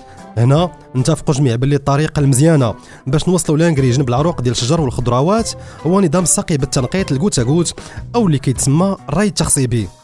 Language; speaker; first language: Arabic; native; Arabic